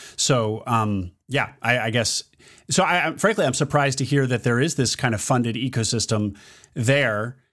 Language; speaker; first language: English; native; English